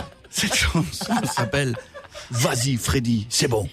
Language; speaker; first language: French; native; French